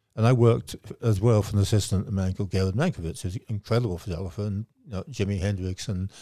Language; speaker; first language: English; native; English